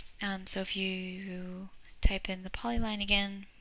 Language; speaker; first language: English; native; English